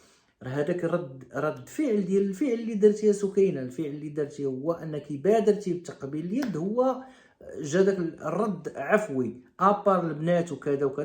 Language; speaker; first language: Arabic; native; Arabic